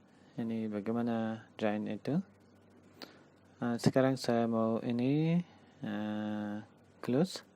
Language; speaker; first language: Indonesian; non-native, learner; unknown